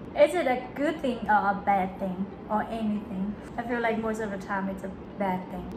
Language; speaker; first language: English; non-native, fluent; Thai